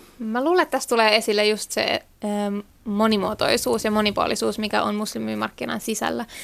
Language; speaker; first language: Finnish; native; Finnish